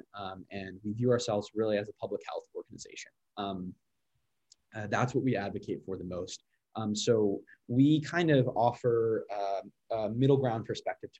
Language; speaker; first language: English; native; English